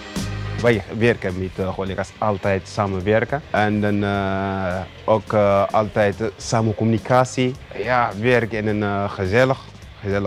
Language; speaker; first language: Dutch; non-native, learner; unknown